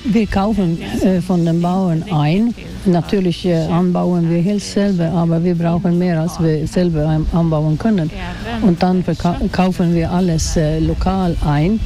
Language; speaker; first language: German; non-native, fluent; Swedish